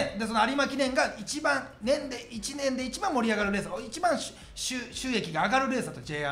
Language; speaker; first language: Japanese; native; Japanese